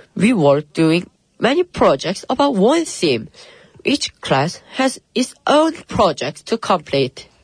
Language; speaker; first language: English; early bilingual, other home language; Korean